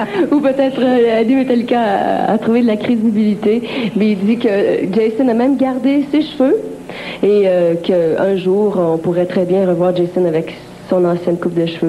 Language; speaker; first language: French; native; French